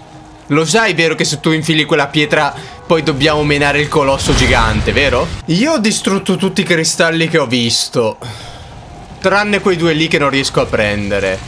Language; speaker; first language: Italian; native; Italian